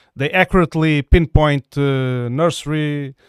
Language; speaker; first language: English; non-native, fluent; Portuguese